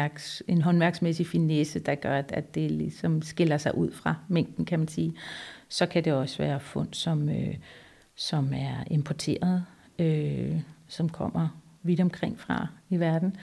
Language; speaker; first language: Danish; native; Danish